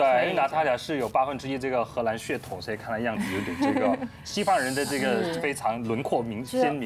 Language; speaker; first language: Chinese; native; Chinese